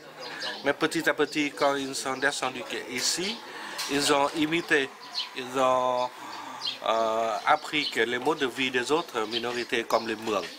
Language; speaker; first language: French; non-native, fluent; Vietnamese